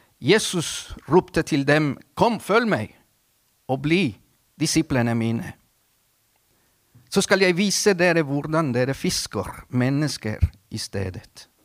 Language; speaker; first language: Norwegian; non-native, fluent; Spanish